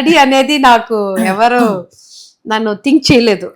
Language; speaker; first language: Telugu; non-native, local second language; Tamil